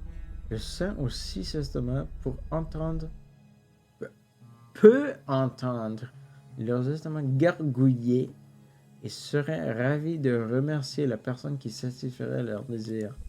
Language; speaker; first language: French; non-native, local second language; English